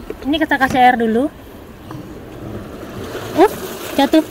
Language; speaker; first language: Indonesian; native; Indonesian